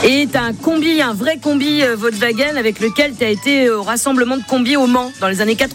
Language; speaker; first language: French; native; French